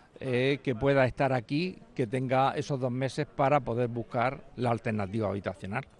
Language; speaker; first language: Spanish; native; Spanish